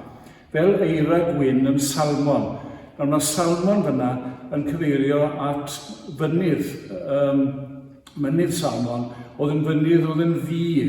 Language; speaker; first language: Welsh; native; Welsh